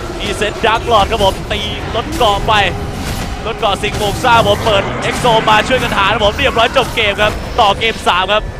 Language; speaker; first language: Thai; native; Thai